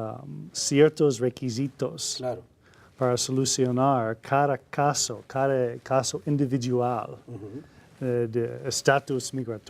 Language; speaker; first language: Spanish; non-native, fluent; English